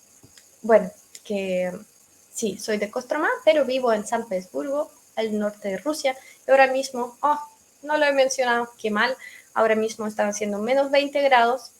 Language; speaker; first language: Spanish; non-native, fluent; Russian